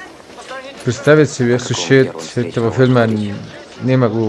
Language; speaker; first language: Russian; non-native, fluent; Spanish